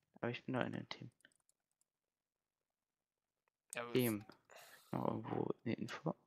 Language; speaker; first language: German; native; German